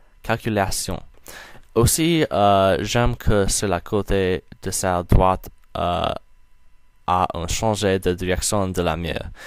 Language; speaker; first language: French; non-native, learner; English